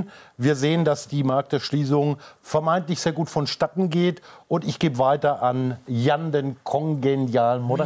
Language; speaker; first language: German; native; German